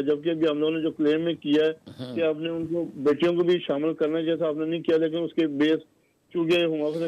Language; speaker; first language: Hindi; native; Hindi